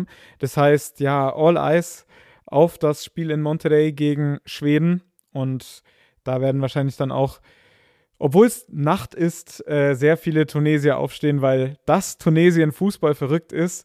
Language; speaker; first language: German; native; German